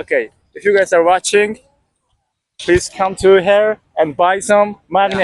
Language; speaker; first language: English; non-native, learner; Mongolian